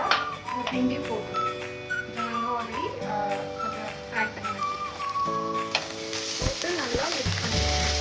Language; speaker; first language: Tamil; non-native, learner; Hindi